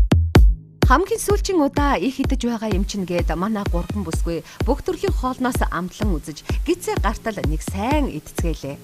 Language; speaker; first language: Mongolian; native; Mongolian